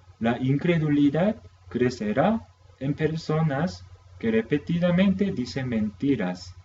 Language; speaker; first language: Spanish; non-native, fluent; Korean